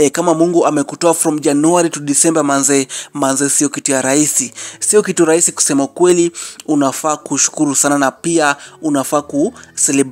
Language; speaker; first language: Swahili; non-native, local second language; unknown